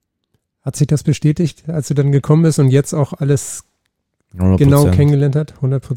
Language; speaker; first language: German; native; German